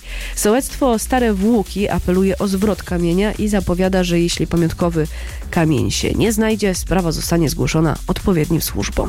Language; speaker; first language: Polish; native; Polish